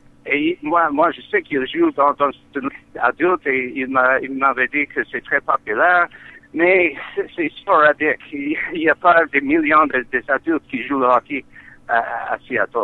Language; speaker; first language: French; non-native, learner; English